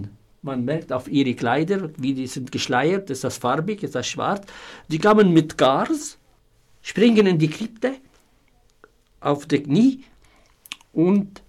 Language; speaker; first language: German; non-native, fluent; Arabic